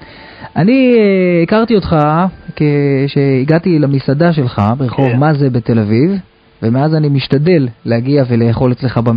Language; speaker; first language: Hebrew; native; Hebrew